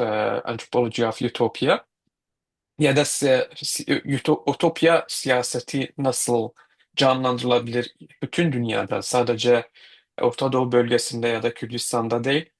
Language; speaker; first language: Turkish; non-native, fluent; Kurdish